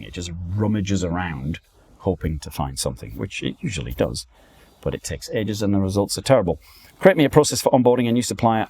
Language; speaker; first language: English; native; English